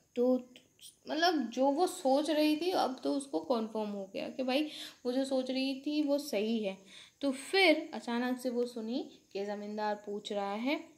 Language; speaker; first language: Hindi; non-native, local second language; Bangla